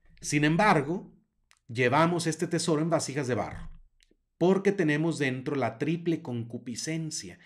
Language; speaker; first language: Spanish; native; Spanish